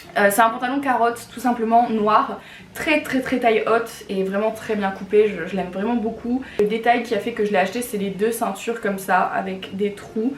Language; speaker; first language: French; native; French